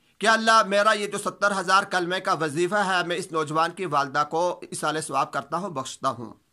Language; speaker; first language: Urdu; native; Urdu